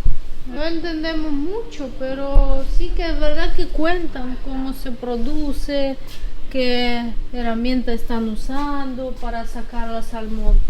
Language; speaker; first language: Spanish; non-native, fluent; Russian